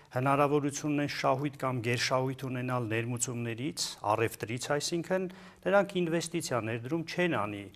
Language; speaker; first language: Armenian; native; Armenian